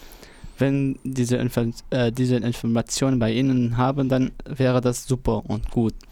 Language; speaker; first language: German; non-native, learner; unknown